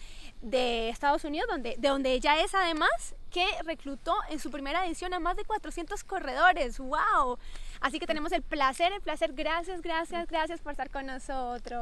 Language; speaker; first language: Spanish; native; Spanish